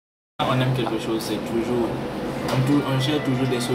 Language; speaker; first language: French; non-native, learner; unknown